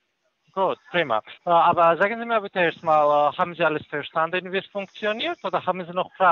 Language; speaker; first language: German; non-native, fluent; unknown